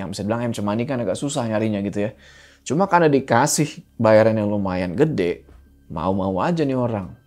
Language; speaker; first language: Indonesian; native; Indonesian